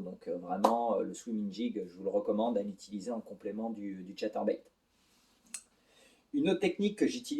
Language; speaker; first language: French; native; French